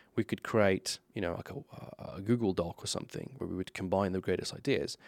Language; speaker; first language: English; non-native, fluent; Slovenian